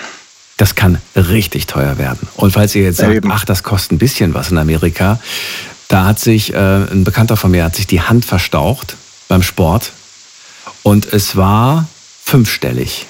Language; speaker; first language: German; native; German